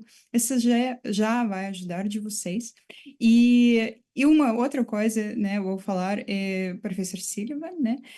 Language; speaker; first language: Portuguese; non-native, fluent; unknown